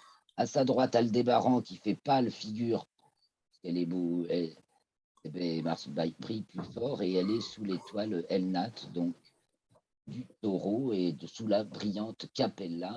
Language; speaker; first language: French; native; French